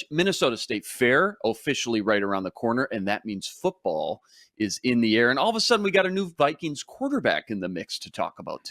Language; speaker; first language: English; native; English